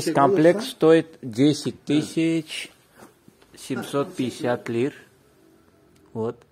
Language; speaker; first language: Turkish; non-native, fluent; Russian